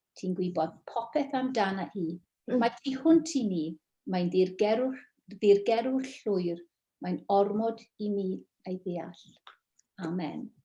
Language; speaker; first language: Welsh; non-native, local second language; English